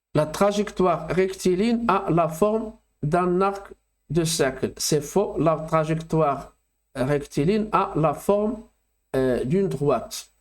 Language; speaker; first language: French; non-native, local second language; Arabic